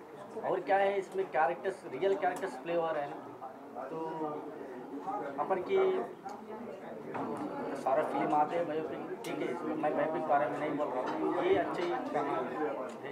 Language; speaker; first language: Hindi; non-native, local second language; Marathi